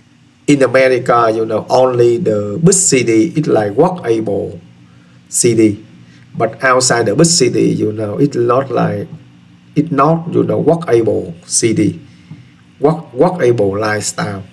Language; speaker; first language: English; non-native, learner; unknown